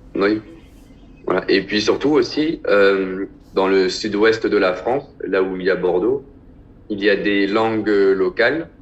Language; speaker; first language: French; native; French